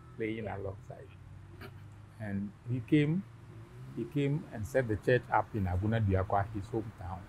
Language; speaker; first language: English; non-native, local second language; Akan